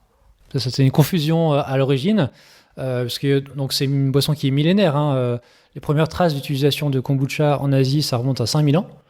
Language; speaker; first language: French; native; French